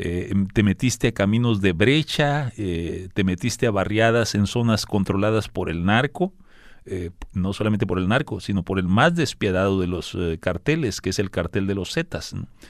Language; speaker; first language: Spanish; native; Spanish